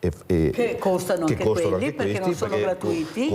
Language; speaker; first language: Italian; native; Italian